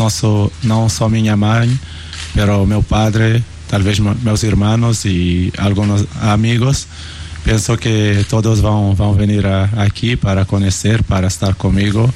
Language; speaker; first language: Portuguese; non-native, local second language; Kabuverdianu